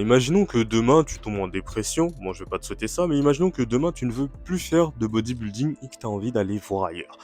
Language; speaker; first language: French; native; French